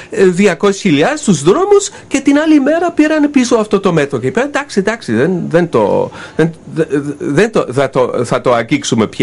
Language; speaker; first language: Greek; non-native, fluent; German